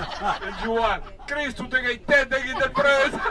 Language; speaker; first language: Italian; native; Italian